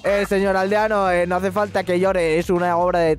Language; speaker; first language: Spanish; native; Spanish